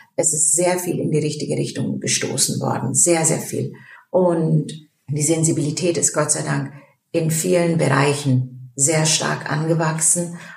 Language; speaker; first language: German; early bilingual, other home language; Turkish